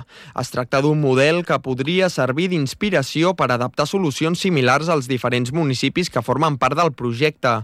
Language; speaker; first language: Catalan; native; Catalan